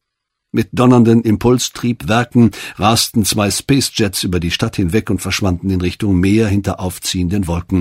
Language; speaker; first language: German; native; German